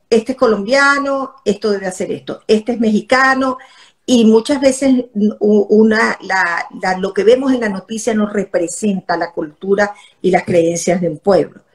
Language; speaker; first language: Spanish; native; Spanish